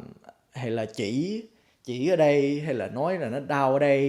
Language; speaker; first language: Vietnamese; early bilingual, heritage; Vietnamese